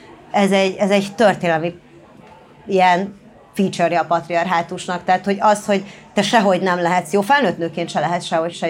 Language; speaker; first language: Hungarian; native; Hungarian